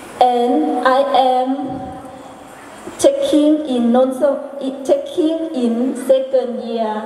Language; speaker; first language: English; non-native, learner; Hmong